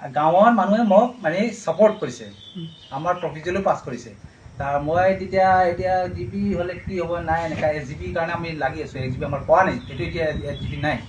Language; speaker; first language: Assamese; non-native, local second language; Karbi